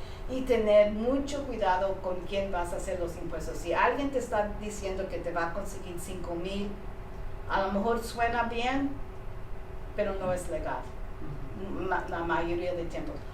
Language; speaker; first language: Spanish; early bilingual, heritage; Spanish